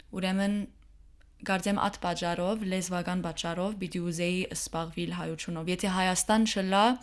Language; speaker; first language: Armenian; early bilingual, heritage; Armenian